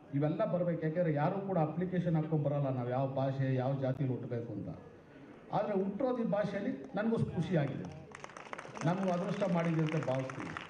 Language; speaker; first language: Kannada; non-native, local second language; Telugu